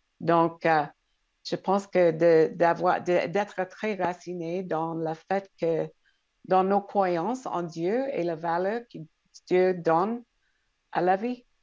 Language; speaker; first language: French; non-native, local second language; English